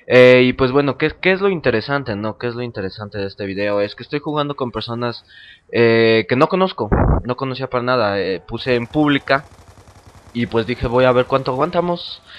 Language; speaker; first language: Spanish; native; Spanish